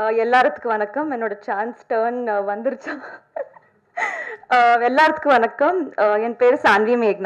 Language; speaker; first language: Tamil; non-native, learner; Telugu